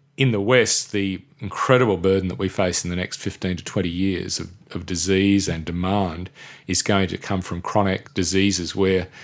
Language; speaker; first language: English; native; English